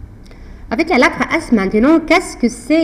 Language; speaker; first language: French; non-native, fluent; Arabic